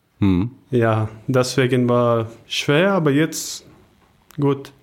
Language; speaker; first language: German; non-native, learner; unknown